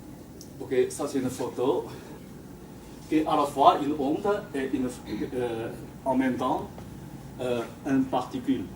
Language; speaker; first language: French; non-native, fluent; Chinese